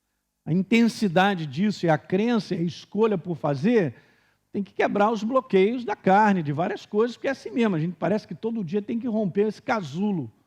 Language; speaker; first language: Portuguese; native; Portuguese